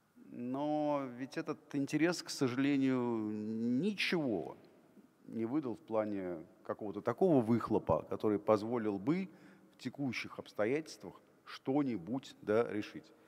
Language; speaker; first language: Russian; native; Russian